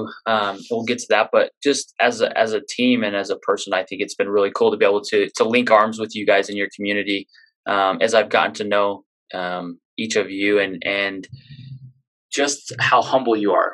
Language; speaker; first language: English; non-native, local second language; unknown